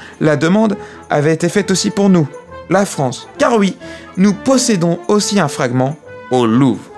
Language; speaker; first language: French; native; French